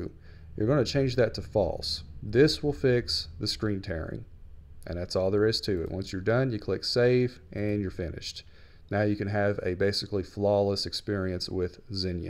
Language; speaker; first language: English; native; English